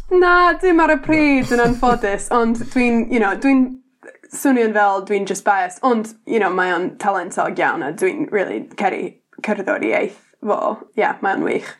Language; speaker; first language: Welsh; non-native, learner; English